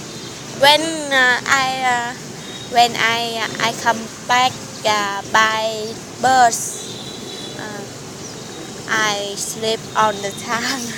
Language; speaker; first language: English; non-native, learner; Vietnamese